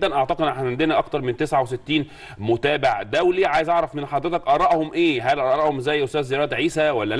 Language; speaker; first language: Arabic; native; Arabic